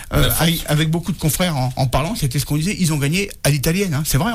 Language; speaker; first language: French; native; French